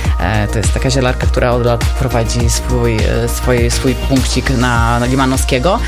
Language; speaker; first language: Polish; native; Polish